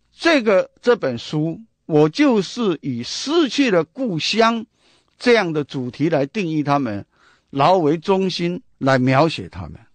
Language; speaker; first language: Chinese; non-native, local second language; Min Nan Chinese